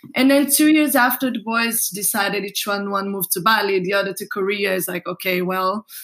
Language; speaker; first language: English; non-native, fluent; Portuguese